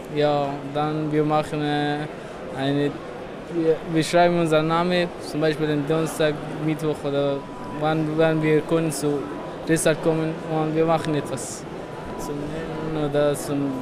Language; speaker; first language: German; non-native, learner; Persian